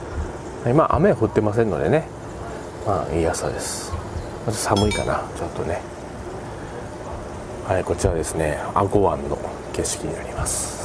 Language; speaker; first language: Japanese; native; Japanese